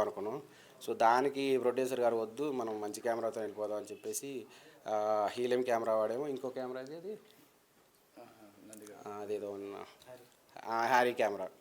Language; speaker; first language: Telugu; native; Telugu